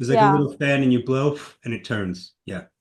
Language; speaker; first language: English; native; English